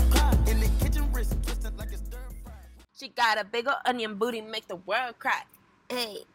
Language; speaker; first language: English; native; English